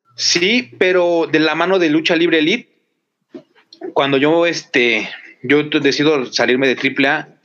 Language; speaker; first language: Spanish; native; Spanish